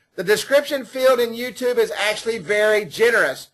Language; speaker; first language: English; native; English